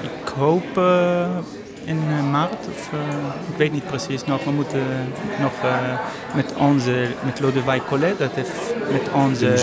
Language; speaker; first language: Dutch; non-native, learner; Hebrew